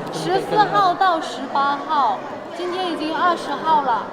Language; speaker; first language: Chinese; native; Chinese